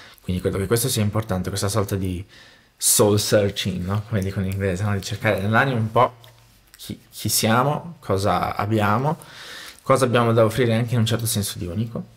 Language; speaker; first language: Italian; non-native, fluent; Portuguese